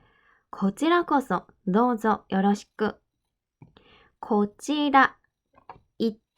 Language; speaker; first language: Japanese; non-native, fluent; Korean